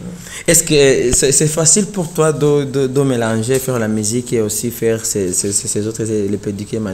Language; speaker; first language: French; non-native, local second language; Rundi